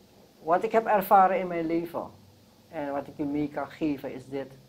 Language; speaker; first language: Dutch; non-native, local second language; Sranan Tongo